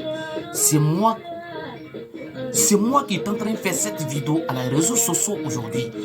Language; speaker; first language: French; non-native, local second language; Soninke